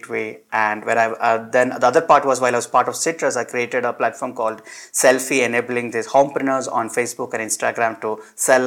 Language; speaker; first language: English; non-native, local second language; Malayalam